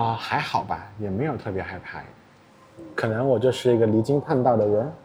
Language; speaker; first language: Chinese; native; Chinese